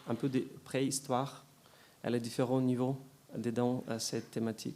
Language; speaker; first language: French; non-native, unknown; Ukrainian